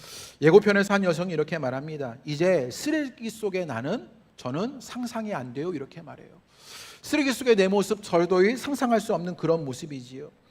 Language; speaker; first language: Korean; native; Korean